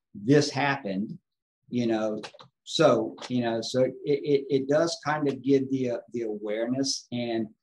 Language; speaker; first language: English; native; English